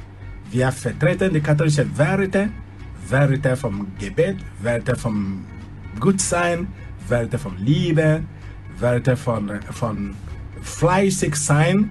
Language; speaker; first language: German; non-native, fluent; Igbo